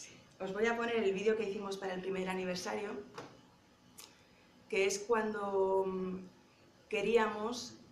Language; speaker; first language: Spanish; native; Spanish